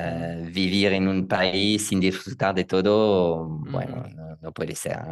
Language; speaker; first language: Spanish; non-native, learner; French